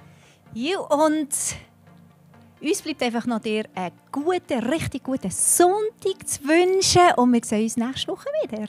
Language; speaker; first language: German; native; German